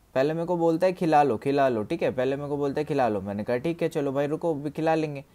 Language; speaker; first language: Hindi; native; Hindi